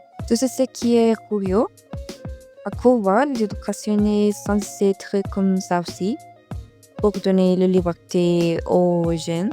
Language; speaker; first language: French; non-native, learner; Spanish